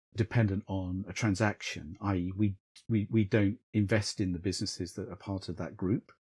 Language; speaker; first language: English; native; English